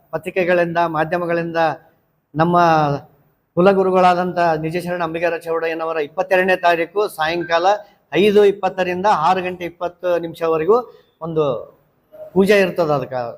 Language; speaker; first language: Kannada; native; Kannada